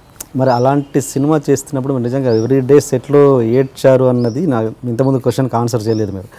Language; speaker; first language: Telugu; native; Telugu